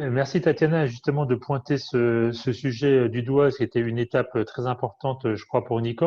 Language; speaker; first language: French; native; French